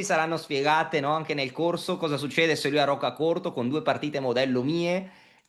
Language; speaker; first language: Italian; native; Italian